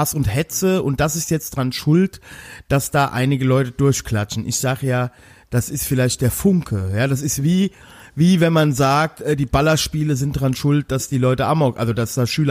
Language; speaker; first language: German; native; German